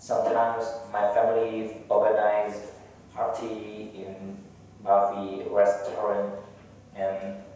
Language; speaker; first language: English; non-native, learner; Vietnamese